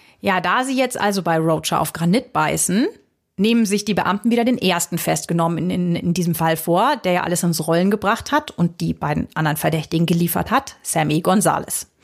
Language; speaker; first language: German; native; German